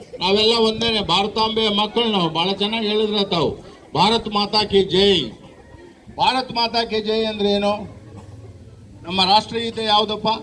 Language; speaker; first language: Kannada; non-native, local second language; Marathi